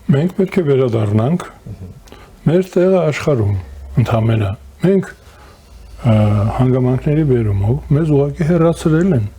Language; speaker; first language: Armenian; native; Armenian